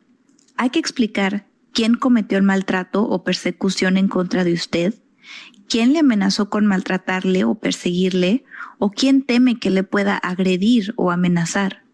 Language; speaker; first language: Spanish; native; Spanish